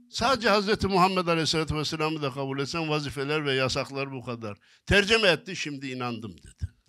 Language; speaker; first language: Turkish; native; Turkish